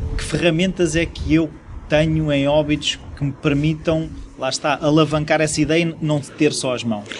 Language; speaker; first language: Portuguese; native; Portuguese